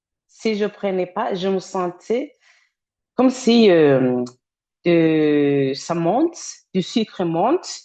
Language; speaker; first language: French; non-native, fluent; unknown